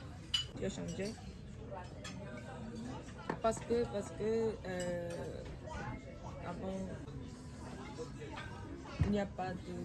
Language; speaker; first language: French; non-native, learner; Korean